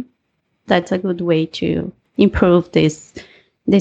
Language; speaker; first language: English; non-native, fluent; Portuguese